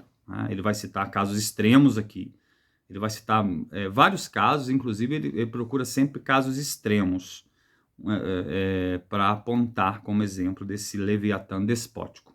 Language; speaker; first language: Portuguese; native; Portuguese